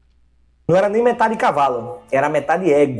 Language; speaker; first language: Portuguese; native; Portuguese